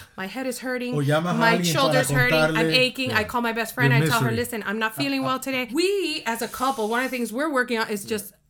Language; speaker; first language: English; native; English